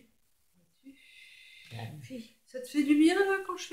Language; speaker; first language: French; native; French